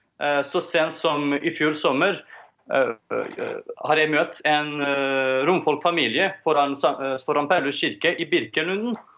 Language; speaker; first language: Norwegian; non-native, fluent; Romanian